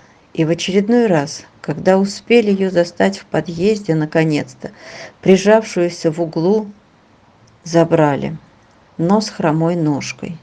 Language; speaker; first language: Russian; native; Russian